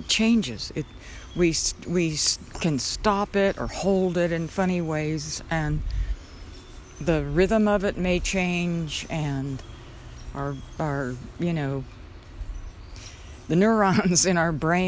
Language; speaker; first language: English; native; English